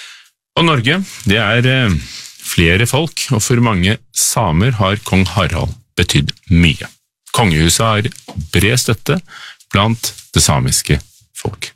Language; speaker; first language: Norwegian; native; Norwegian